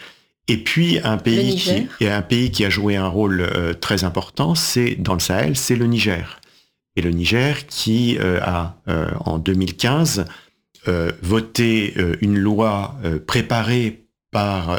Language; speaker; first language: French; native; French